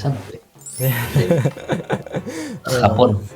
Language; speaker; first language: Spanish; non-native, fluent; Indonesian